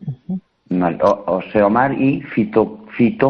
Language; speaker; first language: Spanish; native; Spanish